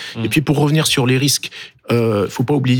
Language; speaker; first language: French; native; French